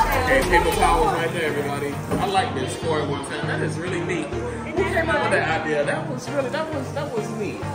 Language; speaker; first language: English; native; English